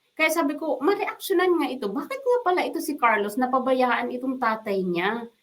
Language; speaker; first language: Filipino; non-native, local second language; Waray